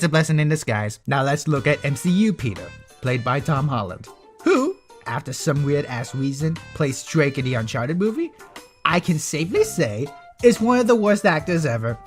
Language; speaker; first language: English; native; English